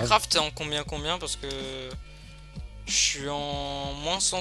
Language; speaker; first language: French; native; French